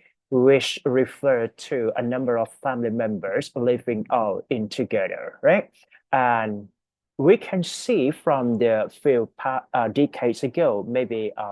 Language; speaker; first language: English; non-native, fluent; Thai